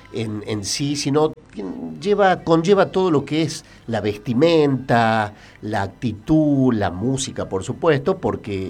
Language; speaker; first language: Spanish; native; Spanish